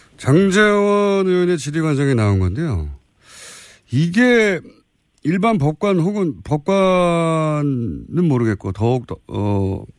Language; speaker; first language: Korean; native; Korean